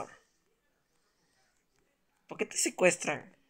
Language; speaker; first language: Spanish; native; Spanish